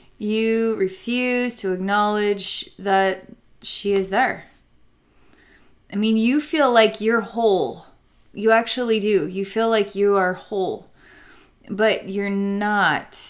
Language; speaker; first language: English; native; English